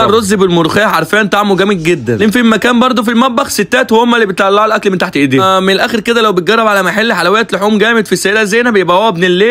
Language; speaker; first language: Arabic; native; Arabic